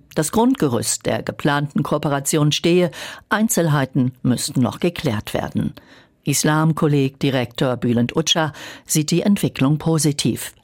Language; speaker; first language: German; native; German